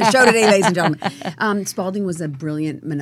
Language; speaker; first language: English; native; English